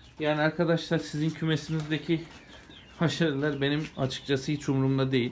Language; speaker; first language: Turkish; native; Turkish